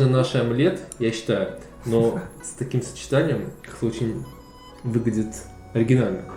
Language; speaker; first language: Russian; native; Russian